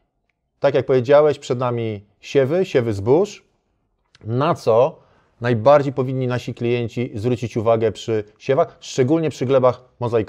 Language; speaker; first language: Polish; native; Polish